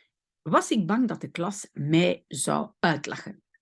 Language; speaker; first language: Dutch; non-native, fluent; French